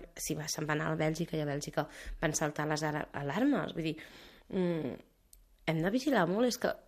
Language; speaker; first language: Catalan; early bilingual, other home language; Arabic